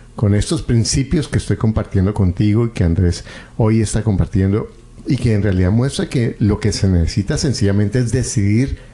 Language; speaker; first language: Spanish; native; Spanish